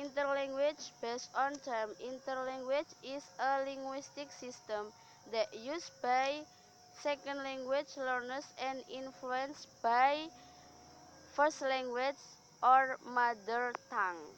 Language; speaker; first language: English; non-native, learner; Indonesian